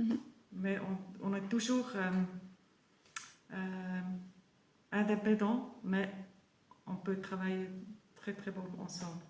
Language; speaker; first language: French; non-native, learner; German